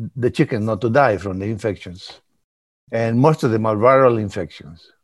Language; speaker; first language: English; early bilingual, other home language; Spanish